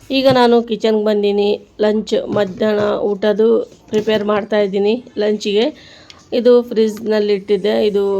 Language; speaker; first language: Kannada; non-native, local second language; Urdu